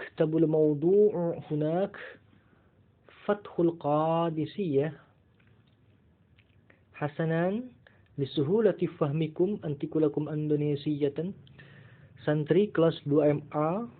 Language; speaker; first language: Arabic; non-native, fluent; Indonesian